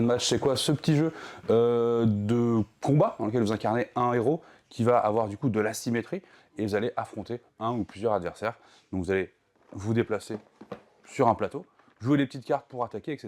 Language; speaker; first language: French; native; French